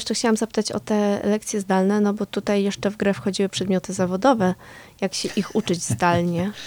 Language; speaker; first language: Polish; native; Polish